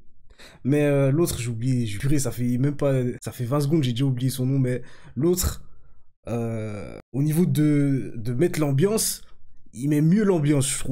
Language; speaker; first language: French; native; French